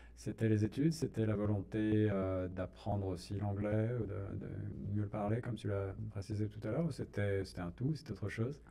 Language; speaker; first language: French; native; French